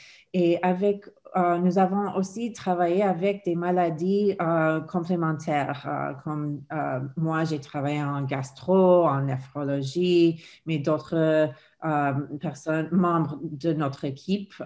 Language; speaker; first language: French; non-native, fluent; English